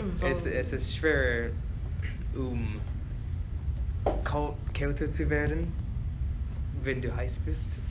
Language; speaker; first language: German; non-native, learner; English